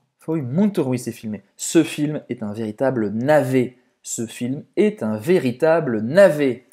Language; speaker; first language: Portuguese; non-native, fluent; French